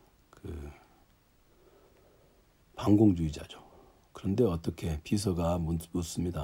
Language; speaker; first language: Korean; native; Korean